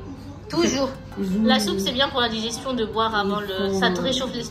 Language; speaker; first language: French; native; French